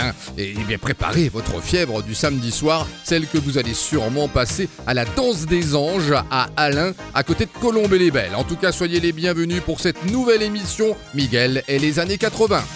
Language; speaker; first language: French; native; French